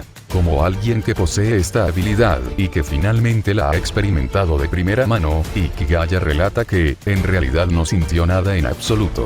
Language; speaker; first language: Spanish; native; Spanish